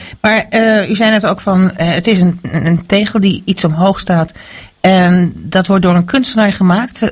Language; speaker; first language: Dutch; native; Dutch